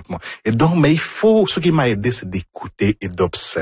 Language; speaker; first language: French; non-native, fluent; Igbo